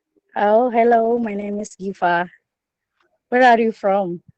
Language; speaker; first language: English; non-native, learner; Indonesian